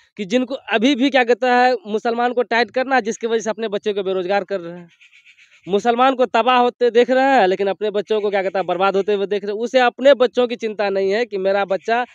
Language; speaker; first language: Hindi; native; Hindi